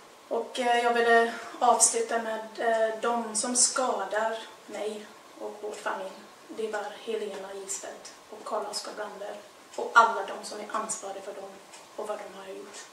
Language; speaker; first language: Swedish; non-native, fluent; English